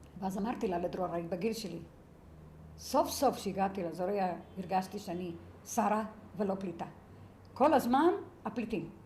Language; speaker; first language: Hebrew; early bilingual, other home language; Yiddish